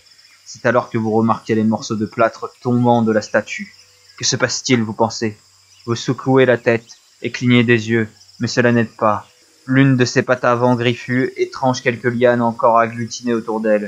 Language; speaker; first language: French; native; French